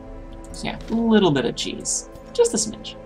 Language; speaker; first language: English; native; English